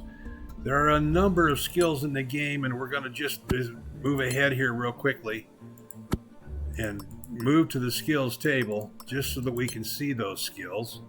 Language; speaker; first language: English; native; English